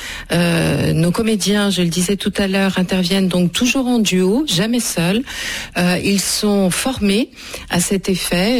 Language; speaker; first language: French; native; French